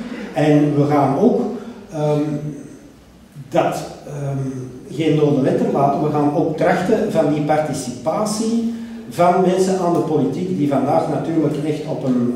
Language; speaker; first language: Dutch; native; Dutch